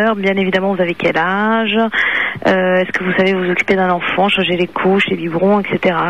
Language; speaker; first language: French; native; French